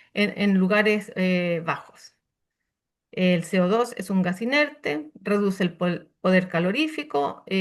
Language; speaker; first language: Spanish; native; Spanish